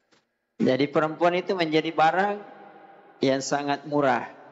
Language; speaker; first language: Indonesian; native; Indonesian